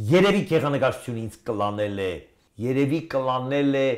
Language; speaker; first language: Armenian; native; Armenian